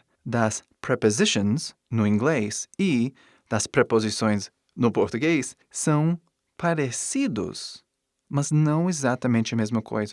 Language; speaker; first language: Portuguese; non-native, fluent; English